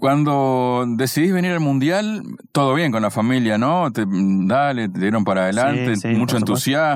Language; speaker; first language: Spanish; native; Spanish